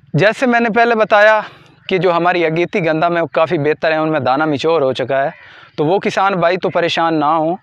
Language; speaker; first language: Urdu; non-native, local second language; Punjabi